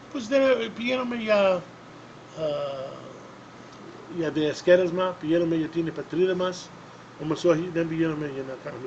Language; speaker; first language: Greek; early bilingual, other home language; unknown